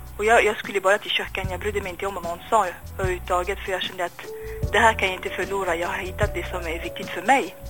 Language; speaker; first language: Swedish; non-native, fluent; French